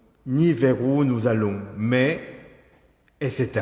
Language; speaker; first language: French; non-native, fluent; Korean